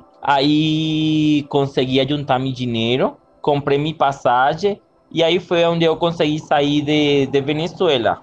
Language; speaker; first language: Portuguese; non-native, learner; Spanish